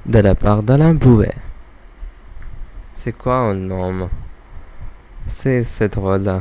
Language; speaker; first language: French; non-native, learner; English